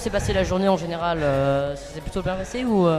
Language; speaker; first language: French; native; French